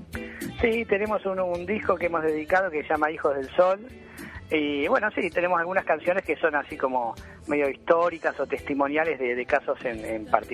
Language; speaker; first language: Spanish; native; Spanish